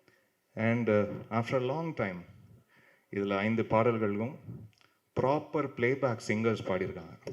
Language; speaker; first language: Tamil; native; Tamil